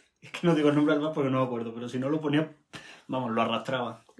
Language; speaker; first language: Spanish; native; Spanish